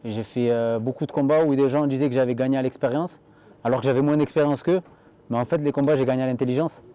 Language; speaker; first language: French; native; French